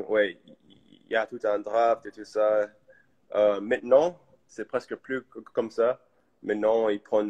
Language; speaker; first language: French; early bilingual, heritage; English